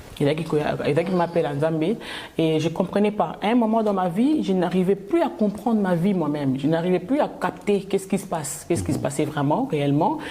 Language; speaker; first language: French; non-native, local second language; Lingala